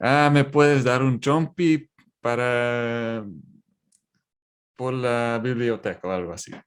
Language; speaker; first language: Spanish; non-native, learner; English